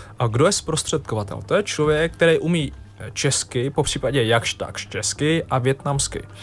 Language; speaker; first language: Czech; early bilingual, other home language; Vietnamese